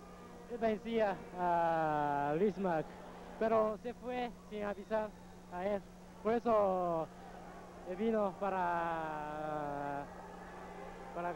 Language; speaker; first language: Spanish; non-native, fluent; Japanese